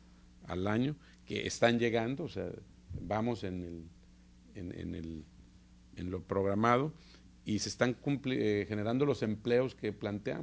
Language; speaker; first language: Spanish; native; Spanish